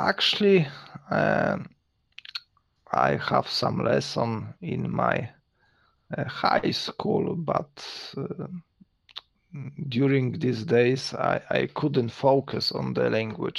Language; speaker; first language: English; non-native, learner; Polish